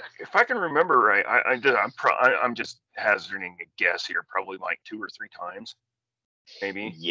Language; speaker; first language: English; native; English